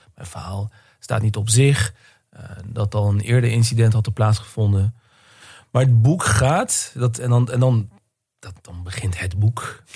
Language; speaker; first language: Dutch; early bilingual, other home language; Turkish